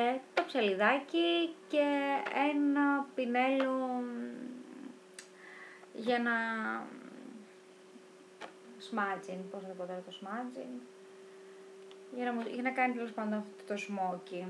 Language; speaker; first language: Greek; native; Greek